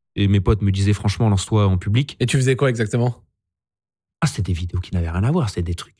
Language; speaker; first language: French; native; French